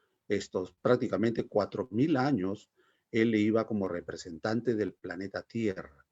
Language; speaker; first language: Spanish; native; Spanish